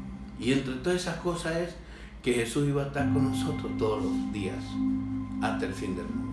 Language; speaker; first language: Spanish; native; Spanish